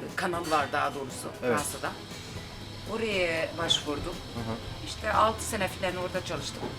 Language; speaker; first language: Turkish; early bilingual, heritage; Turkish